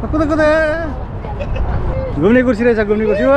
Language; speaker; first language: Nepali; native; Nepali